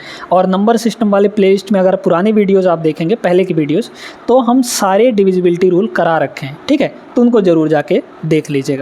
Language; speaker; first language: Hindi; native; Hindi